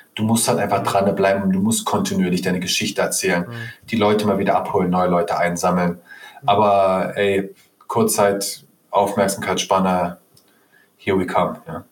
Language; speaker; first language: German; native; German